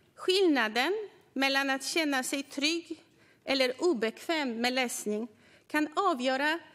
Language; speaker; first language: Swedish; native; Swedish